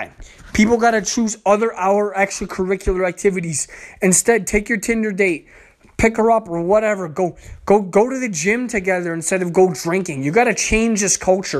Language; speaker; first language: English; native; English